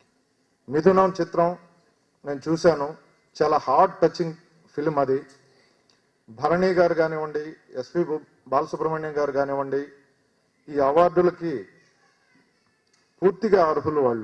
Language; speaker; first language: Telugu; native; Telugu